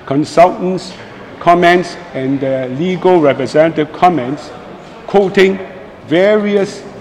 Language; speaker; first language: English; non-native, local second language; Chinese